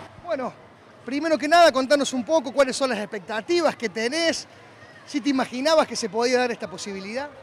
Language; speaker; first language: Spanish; native; Spanish